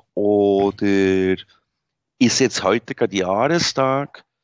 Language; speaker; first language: German; native; German